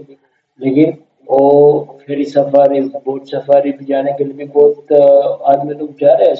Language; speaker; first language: Hindi; non-native, learner; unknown